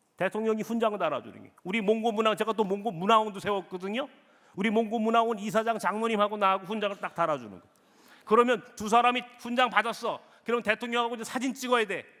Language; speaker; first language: Korean; native; Korean